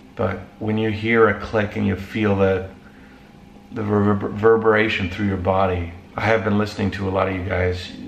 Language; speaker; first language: English; native; English